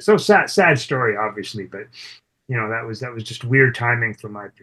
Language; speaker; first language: English; native; English